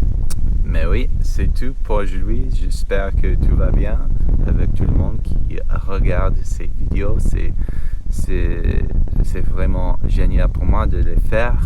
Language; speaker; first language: French; non-native, learner; English